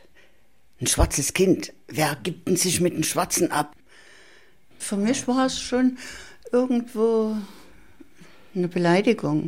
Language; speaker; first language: German; native; German